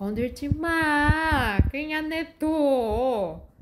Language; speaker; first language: Korean; non-native, fluent; Russian